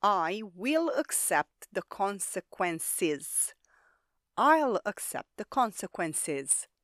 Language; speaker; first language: English; non-native, fluent; Romanian